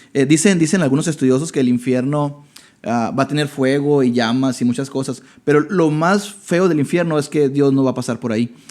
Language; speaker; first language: Spanish; native; Spanish